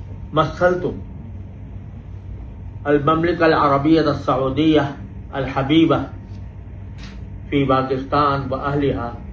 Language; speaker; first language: Arabic; non-native, fluent; Urdu